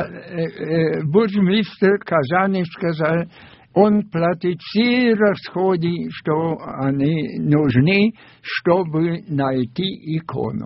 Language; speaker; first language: Russian; non-native, fluent; German